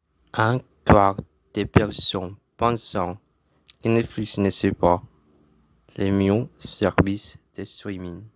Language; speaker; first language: French; non-native, learner; Spanish